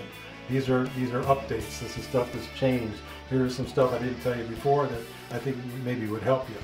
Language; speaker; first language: English; native; English